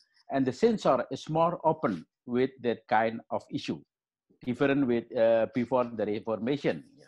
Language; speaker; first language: English; non-native, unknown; Indonesian